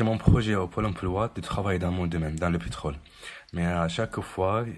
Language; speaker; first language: French; non-native, fluent; Arabic